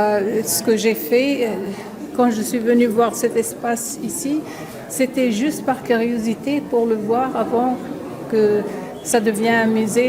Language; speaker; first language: French; non-native, local second language; Arabic